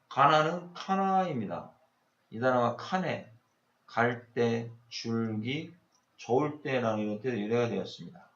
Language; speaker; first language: Korean; native; Korean